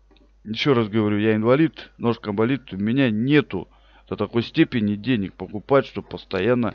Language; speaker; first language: Russian; native; Russian